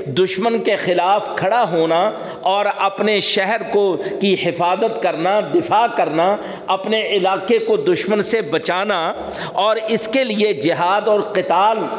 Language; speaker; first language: Urdu; native; Urdu